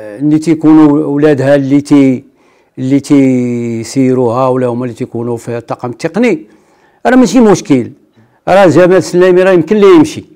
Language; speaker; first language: Arabic; native; Arabic